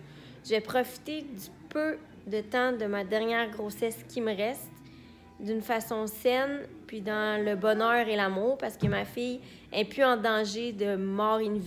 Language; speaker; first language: French; native; French